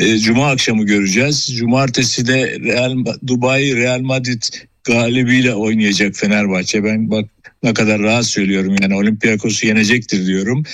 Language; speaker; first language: Turkish; native; Turkish